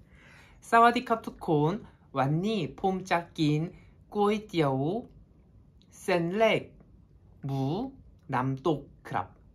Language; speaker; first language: Thai; non-native, learner; Korean